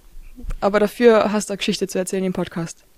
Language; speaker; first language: German; native; German